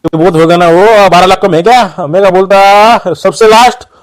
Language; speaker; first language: Hindi; non-native, local second language; Marathi